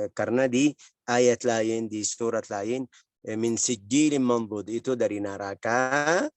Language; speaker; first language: Indonesian; non-native, learner; Arabic